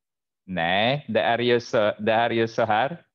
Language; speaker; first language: Swedish; non-native, fluent; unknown